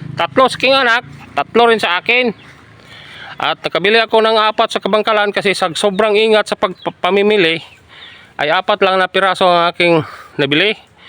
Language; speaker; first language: Filipino; non-native, local second language; Hiligaynon